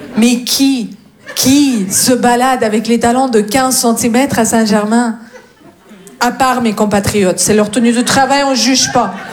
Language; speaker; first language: French; non-native, fluent; Russian